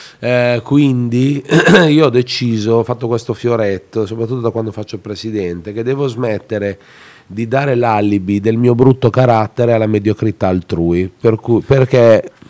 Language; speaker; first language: Italian; native; Italian